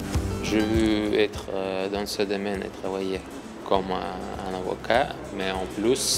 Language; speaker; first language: French; non-native, learner; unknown